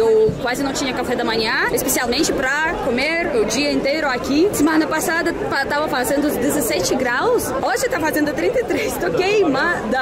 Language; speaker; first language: Portuguese; non-native, fluent; Russian